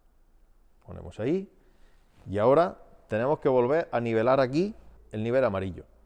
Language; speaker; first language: Spanish; native; Spanish